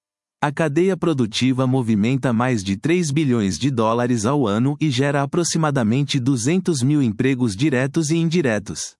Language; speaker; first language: Portuguese; native; Portuguese